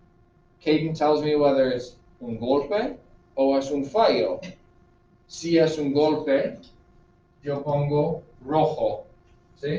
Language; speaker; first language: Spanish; non-native, fluent; English